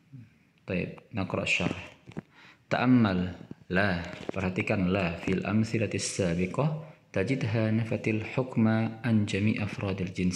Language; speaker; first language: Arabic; non-native, fluent; Indonesian